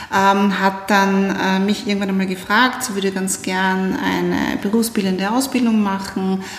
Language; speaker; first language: German; native; German